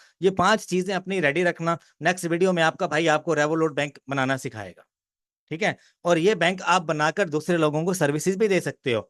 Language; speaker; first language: Urdu; non-native, local second language; Punjabi